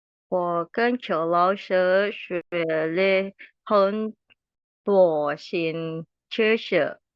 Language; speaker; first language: Chinese; non-native, learner; Indonesian